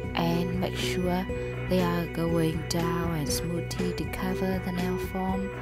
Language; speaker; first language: English; non-native, learner; Vietnamese